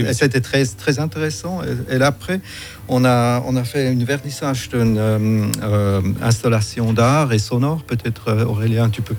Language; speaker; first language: French; non-native, fluent; German